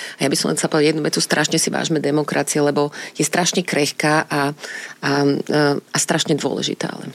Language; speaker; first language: Slovak; native; Slovak